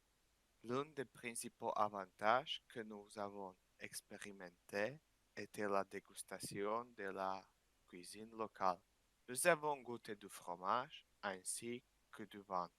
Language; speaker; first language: French; non-native, learner; Slovak